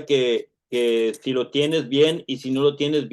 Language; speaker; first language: Spanish; native; Spanish